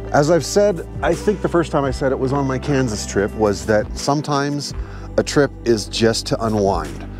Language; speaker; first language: English; native; English